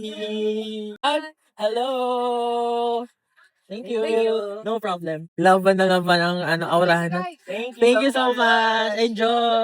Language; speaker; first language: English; non-native, local second language; Filipino